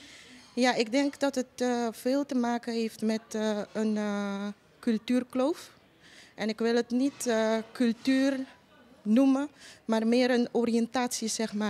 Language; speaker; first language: Dutch; non-native, local second language; Papiamento